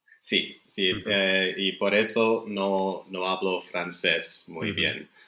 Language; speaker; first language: Spanish; non-native, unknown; Dutch